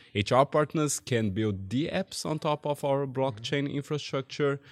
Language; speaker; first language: English; non-native, fluent; Portuguese